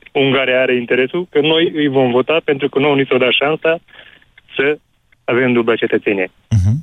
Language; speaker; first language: Romanian; non-native, local second language; Hungarian